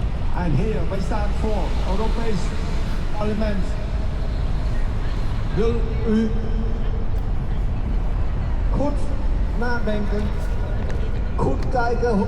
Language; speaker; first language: Dutch; non-native, learner; Khmer